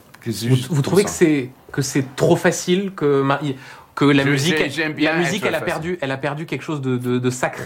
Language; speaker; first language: French; native; French